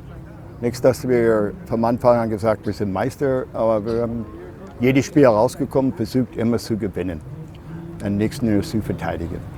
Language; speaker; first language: German; non-native, fluent; English